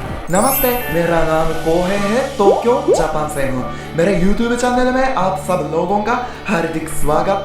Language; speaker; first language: Hindi; non-native, fluent; Japanese